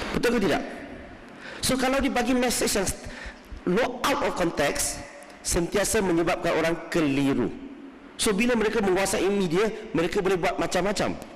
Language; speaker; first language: Malay; non-native, local second language; Min Nan Chinese